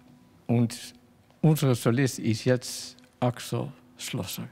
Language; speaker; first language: German; non-native, fluent; Dutch